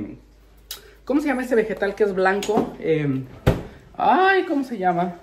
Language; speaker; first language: Spanish; native; Spanish